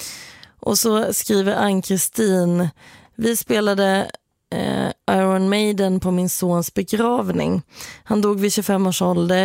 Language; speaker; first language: Swedish; native; Swedish